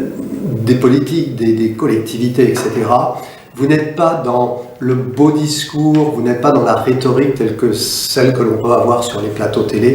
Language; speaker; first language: French; native; French